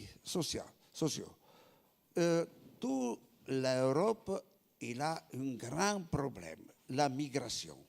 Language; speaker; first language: French; non-native, fluent; Italian